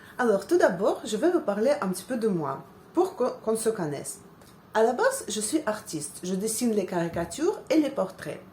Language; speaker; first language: French; non-native, fluent; Russian